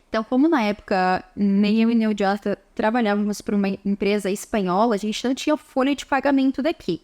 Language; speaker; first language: Portuguese; native; Portuguese